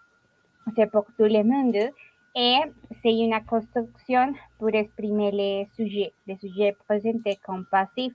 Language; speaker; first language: French; non-native, learner; Spanish